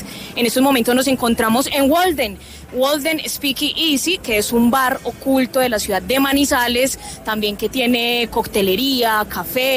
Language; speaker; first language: Spanish; native; Spanish